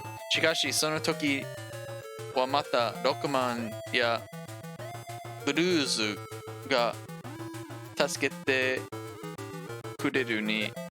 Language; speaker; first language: Japanese; non-native, learner; English